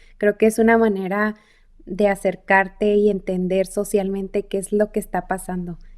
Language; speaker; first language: Spanish; native; Spanish